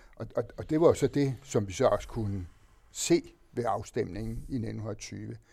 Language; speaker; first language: Danish; native; Danish